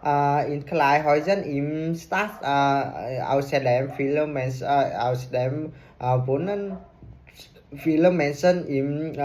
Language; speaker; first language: German; non-native, learner; Vietnamese